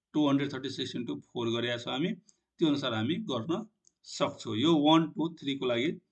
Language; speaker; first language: Nepali; non-native, local second language; Maithili